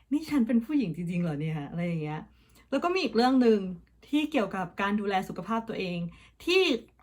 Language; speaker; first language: Thai; early bilingual, heritage; Thai